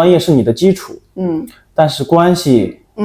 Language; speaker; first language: Chinese; native; Chinese